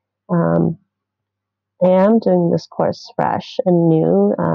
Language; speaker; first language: English; native; English